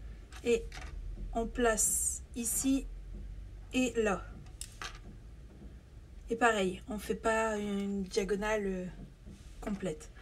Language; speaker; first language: French; native; French